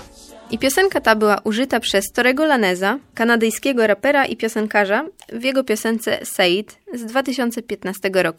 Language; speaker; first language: Polish; native; Polish